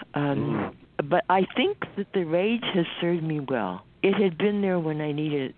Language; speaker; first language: English; native; English